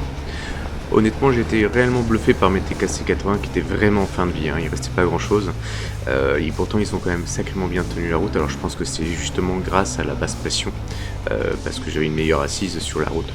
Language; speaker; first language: French; native; French